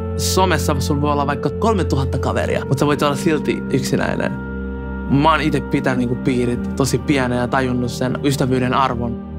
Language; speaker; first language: Finnish; early bilingual, other home language; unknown